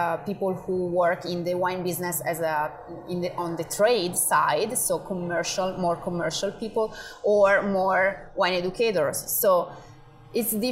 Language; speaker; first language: English; non-native, fluent; Italian